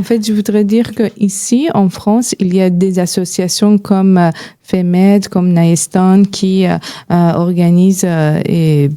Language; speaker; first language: French; non-native, fluent; Persian